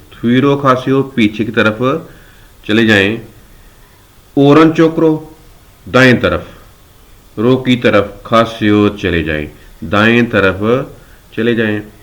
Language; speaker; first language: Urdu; non-native, local second language; Punjabi